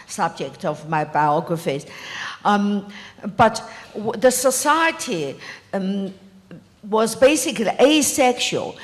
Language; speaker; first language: English; non-native, fluent; Chinese